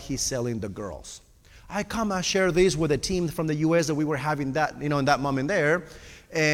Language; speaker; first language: English; non-native, fluent; Spanish